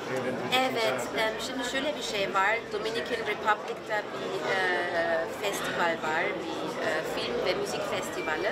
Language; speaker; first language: Turkish; early bilingual, heritage; German